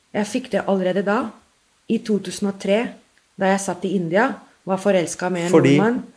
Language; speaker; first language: Norwegian; non-native, fluent; English